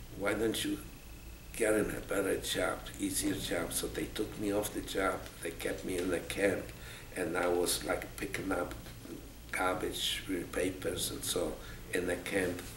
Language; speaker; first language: English; non-native, fluent; Polish